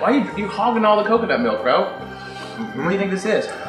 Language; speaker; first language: English; native; English